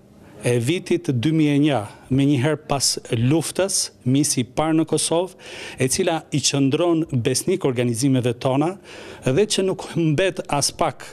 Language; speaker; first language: Albanian; native; Albanian